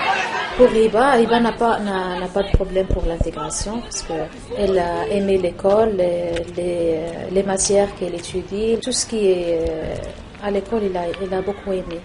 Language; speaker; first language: French; non-native, local second language; Arabic